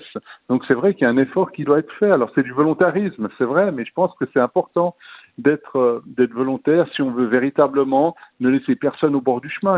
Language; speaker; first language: French; native; French